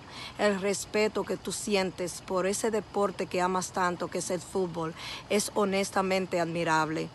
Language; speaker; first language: Spanish; native; Spanish